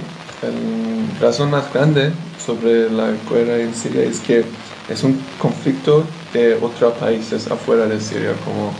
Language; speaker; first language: Spanish; non-native, learner; English